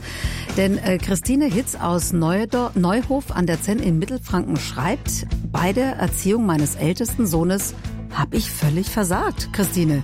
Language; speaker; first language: German; native; German